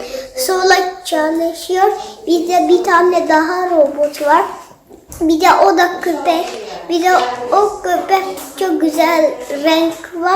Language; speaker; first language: Turkish; early bilingual, heritage; Turkish